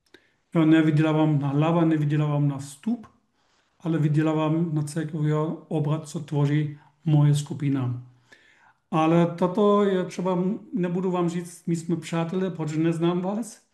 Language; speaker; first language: Czech; non-native, learner; German